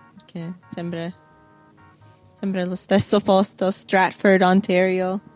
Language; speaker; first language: Italian; non-native, learner; English